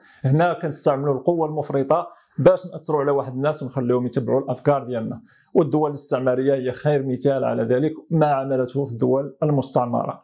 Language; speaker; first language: Arabic; native; Arabic